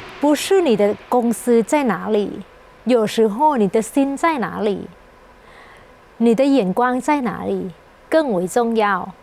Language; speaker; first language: Chinese; non-native, fluent; Thai